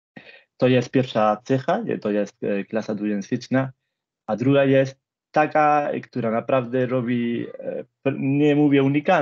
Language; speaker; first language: Polish; non-native, fluent; Spanish